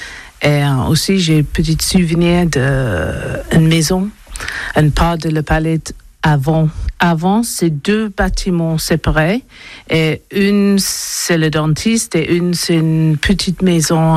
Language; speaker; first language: French; non-native, learner; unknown